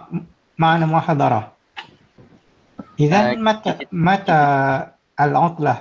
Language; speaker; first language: Arabic; non-native, learner; Malay